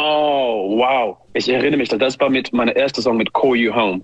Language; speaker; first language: German; non-native, fluent; English